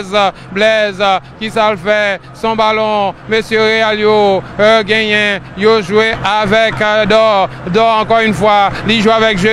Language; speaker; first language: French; non-native, local second language; Haitian Creole